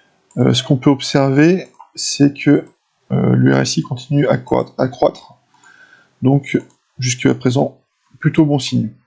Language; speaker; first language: French; native; French